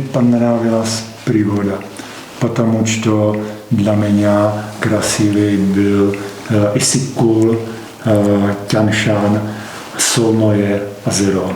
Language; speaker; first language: Russian; non-native, learner; Czech